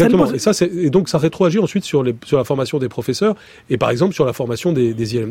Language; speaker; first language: French; native; French